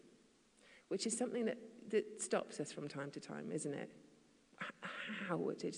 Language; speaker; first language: English; native; English